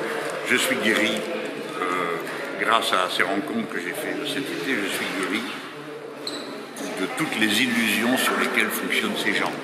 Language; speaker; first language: French; native; French